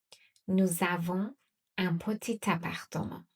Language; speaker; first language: French; non-native, fluent; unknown